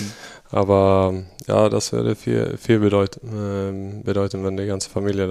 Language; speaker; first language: German; non-native, fluent; Swedish